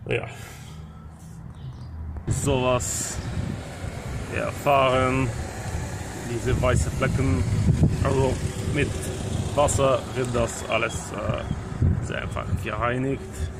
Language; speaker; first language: German; non-native, fluent; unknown